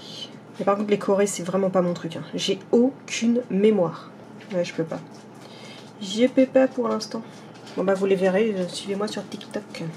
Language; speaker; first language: French; native; French